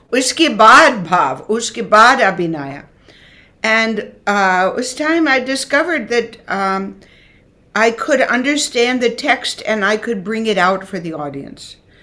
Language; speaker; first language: English; native; English